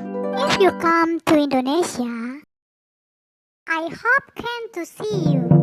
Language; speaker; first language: English; non-native, learner; Indonesian